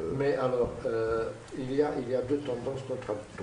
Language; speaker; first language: French; non-native, fluent; Romanian